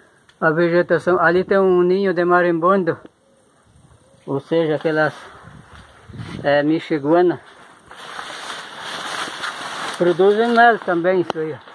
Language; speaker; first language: Portuguese; native; Portuguese